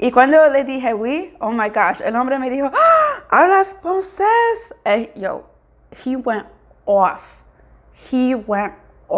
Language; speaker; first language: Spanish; non-native, fluent; English